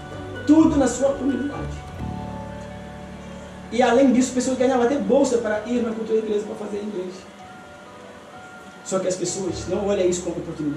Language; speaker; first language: Portuguese; non-native, fluent; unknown